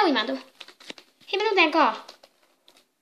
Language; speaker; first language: Finnish; native; Finnish